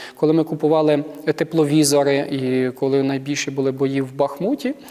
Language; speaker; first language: Ukrainian; native; Ukrainian